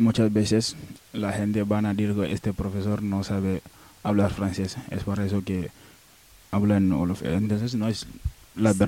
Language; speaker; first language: Spanish; non-native, learner; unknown